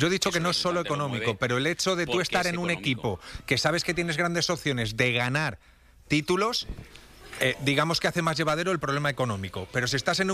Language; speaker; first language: Spanish; native; Spanish